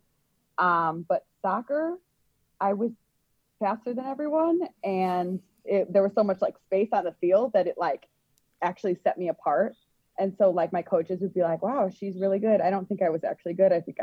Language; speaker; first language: English; native; English